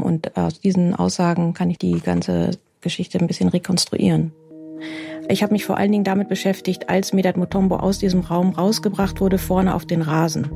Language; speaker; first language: German; native; German